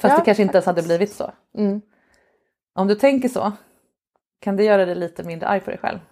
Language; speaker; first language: Swedish; native; Swedish